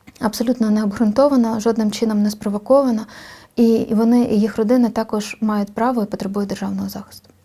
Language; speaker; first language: Ukrainian; native; Ukrainian